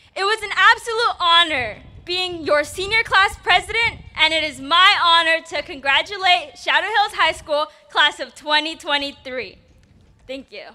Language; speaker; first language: English; early bilingual, other home language; Spanish